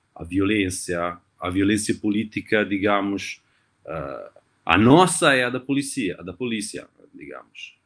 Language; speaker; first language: Portuguese; non-native, fluent; Italian